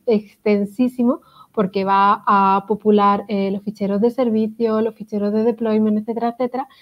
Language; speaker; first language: Spanish; native; Spanish